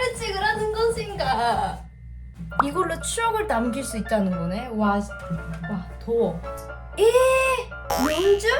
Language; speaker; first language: Korean; non-native, fluent; Japanese